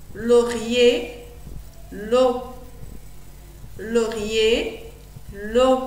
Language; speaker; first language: French; non-native, local second language; Arabic